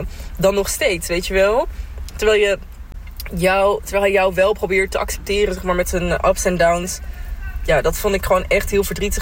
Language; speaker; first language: Dutch; native; Dutch